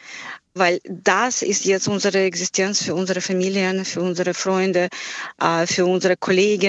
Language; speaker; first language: German; non-native, fluent; Ukrainian